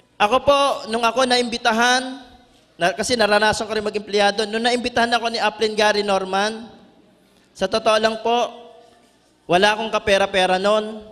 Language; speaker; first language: Filipino; non-native, local second language; Bikol